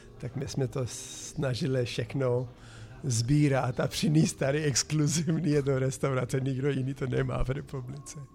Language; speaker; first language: Czech; non-native, fluent; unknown